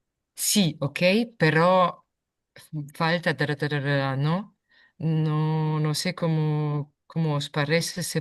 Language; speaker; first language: Spanish; non-native, fluent; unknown